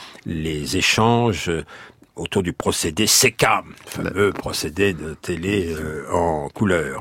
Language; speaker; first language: French; native; French